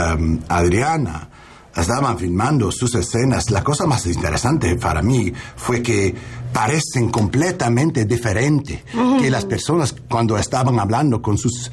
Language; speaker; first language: Spanish; non-native, learner; English